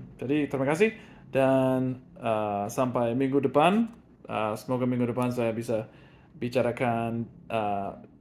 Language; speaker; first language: Indonesian; non-native, fluent; English